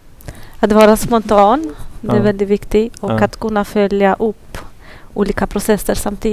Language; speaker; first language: Swedish; non-native, fluent; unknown